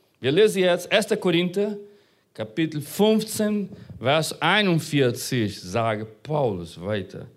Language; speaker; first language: German; non-native, fluent; Portuguese